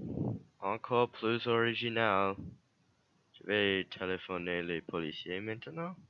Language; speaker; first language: French; non-native, learner; English